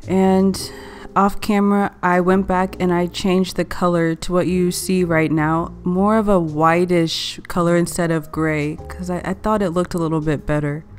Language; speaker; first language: English; native; English